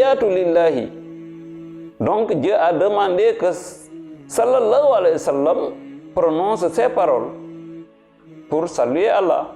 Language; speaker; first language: French; non-native, local second language; Wolof